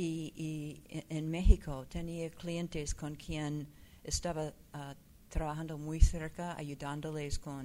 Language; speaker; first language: Spanish; non-native, fluent; English